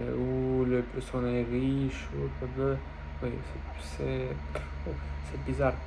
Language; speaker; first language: French; non-native, learner; Russian